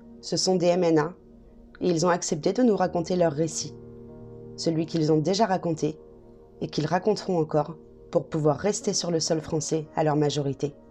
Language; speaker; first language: French; native; French